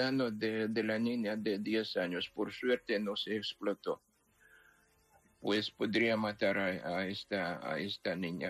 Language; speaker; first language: Spanish; non-native, fluent; Ukrainian